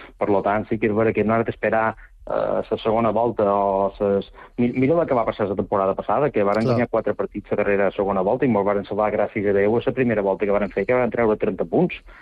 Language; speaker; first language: Catalan; native; Catalan